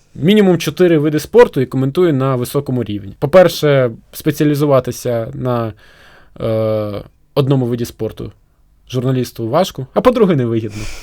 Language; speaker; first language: Ukrainian; non-native, local second language; Russian